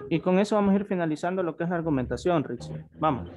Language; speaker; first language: Spanish; native; Spanish